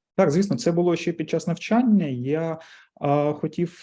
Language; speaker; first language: Ukrainian; non-native, local second language; Russian